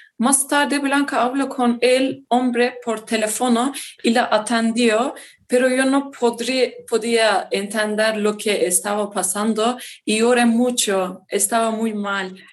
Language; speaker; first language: Spanish; non-native, learner; Turkish